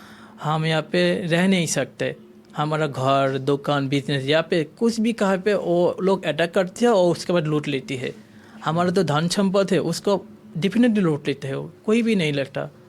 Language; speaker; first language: Hindi; non-native, learner; Bangla